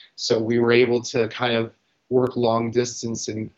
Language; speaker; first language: English; native; English